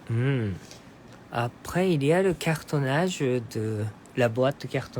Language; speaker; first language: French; non-native, learner; Japanese